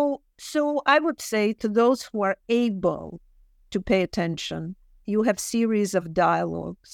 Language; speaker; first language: English; non-native, fluent; Russian